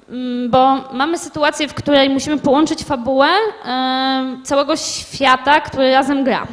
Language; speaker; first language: Polish; native; Polish